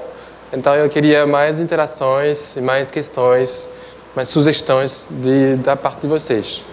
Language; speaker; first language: Portuguese; non-native, fluent; French